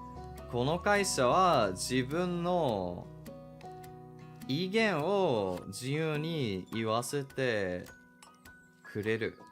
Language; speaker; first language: Japanese; non-native, learner; English